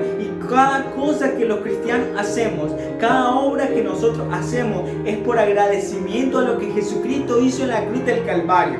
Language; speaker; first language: Spanish; native; Spanish